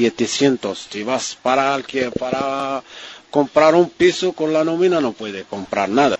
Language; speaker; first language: Spanish; non-native, learner; Arabic